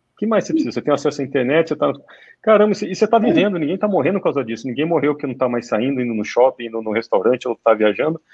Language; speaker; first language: Portuguese; native; Portuguese